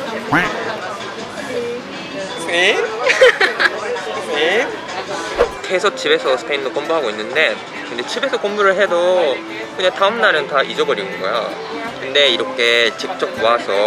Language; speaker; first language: Korean; non-native, learner; Japanese